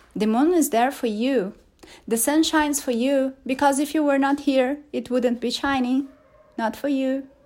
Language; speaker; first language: English; non-native, fluent; Portuguese